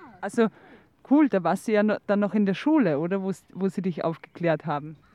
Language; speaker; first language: German; non-native, fluent; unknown